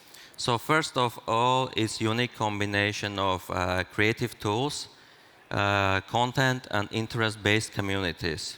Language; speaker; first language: English; non-native, fluent; Armenian